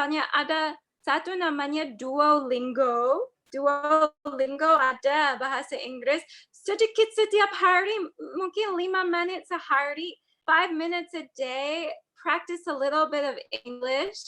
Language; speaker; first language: Indonesian; non-native, learner; English